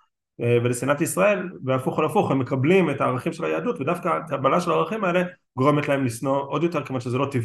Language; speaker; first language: Hebrew; native; Hebrew